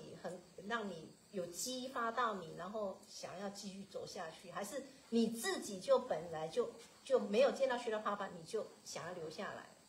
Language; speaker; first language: Chinese; native; Chinese